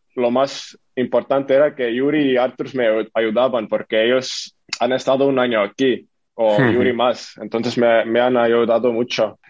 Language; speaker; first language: Spanish; non-native, fluent; Estonian